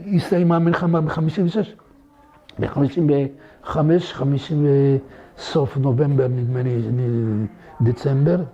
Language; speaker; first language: Hebrew; non-native, fluent; French